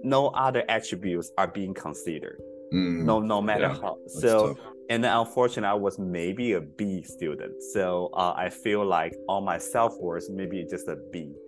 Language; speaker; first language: English; non-native, fluent; Chinese